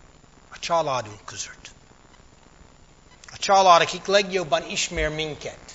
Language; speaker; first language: Hungarian; non-native, fluent; English